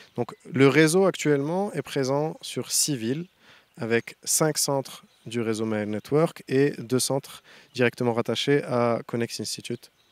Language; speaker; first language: French; non-native, local second language; Arabic